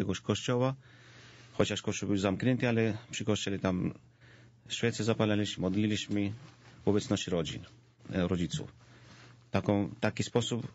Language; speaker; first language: Polish; non-native, fluent; Georgian